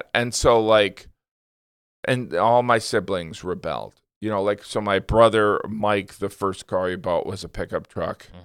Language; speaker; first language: English; native; English